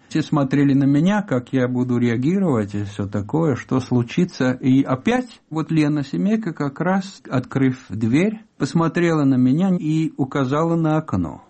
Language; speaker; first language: Russian; non-native, fluent; Italian